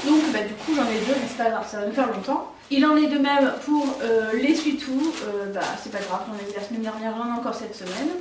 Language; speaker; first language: French; native; French